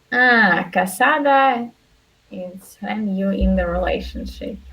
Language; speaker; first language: English; non-native, learner; Russian